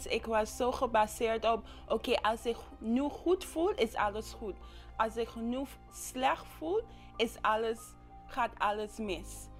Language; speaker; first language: Dutch; non-native, local second language; English